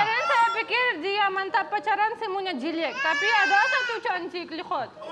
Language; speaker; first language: Indonesian; non-native, learner; Russian